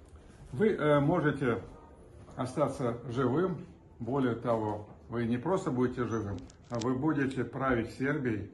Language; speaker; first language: Russian; native; Russian